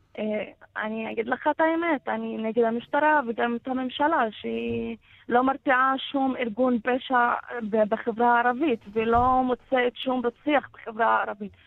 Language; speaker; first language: Hebrew; non-native, local second language; Arabic